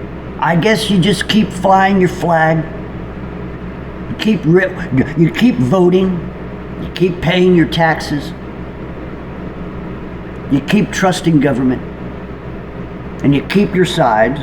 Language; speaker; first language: English; native; English